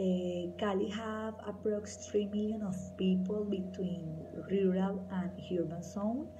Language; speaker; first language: English; non-native, learner; Spanish